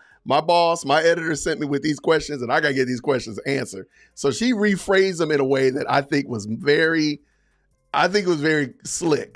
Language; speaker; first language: English; native; English